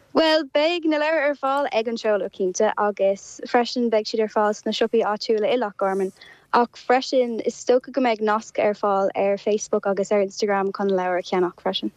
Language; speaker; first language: Irish; non-native, local second language; English